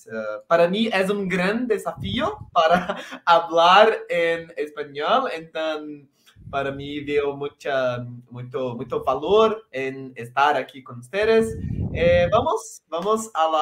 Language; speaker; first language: Spanish; non-native, local second language; Portuguese